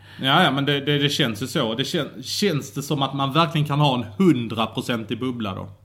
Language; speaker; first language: Swedish; native; Swedish